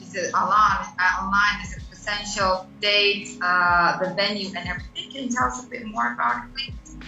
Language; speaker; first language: English; non-native, fluent; Spanish